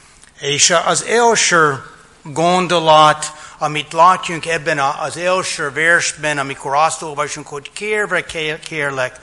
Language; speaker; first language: Hungarian; non-native, fluent; English